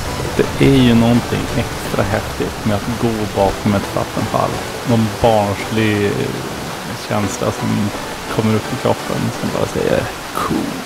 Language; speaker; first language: Swedish; native; Swedish